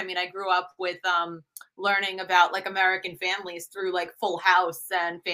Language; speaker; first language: English; early bilingual, other home language; Italian